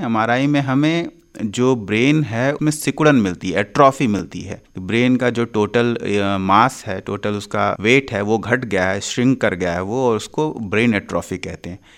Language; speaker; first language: Hindi; native; Hindi